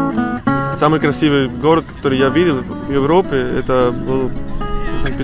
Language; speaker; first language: Russian; non-native, learner; Spanish